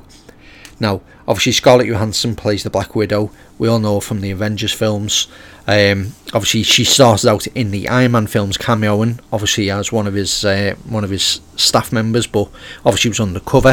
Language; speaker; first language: English; native; English